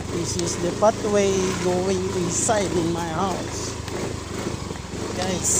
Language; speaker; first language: English; non-native, learner; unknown